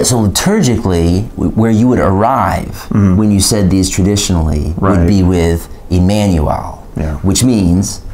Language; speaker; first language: English; native; English